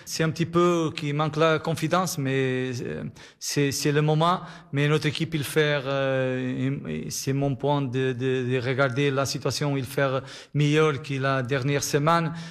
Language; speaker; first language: French; non-native, learner; Portuguese